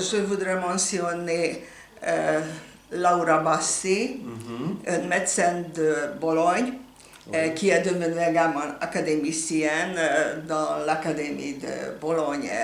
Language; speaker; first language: French; non-native, fluent; Hungarian